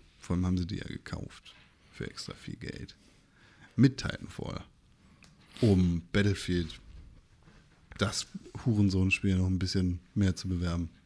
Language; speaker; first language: German; native; German